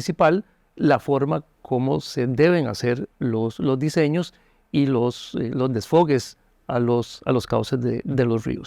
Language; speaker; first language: Spanish; native; Spanish